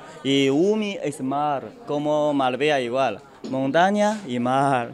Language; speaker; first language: Spanish; non-native, learner; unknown